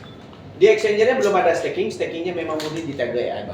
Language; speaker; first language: Indonesian; native; Indonesian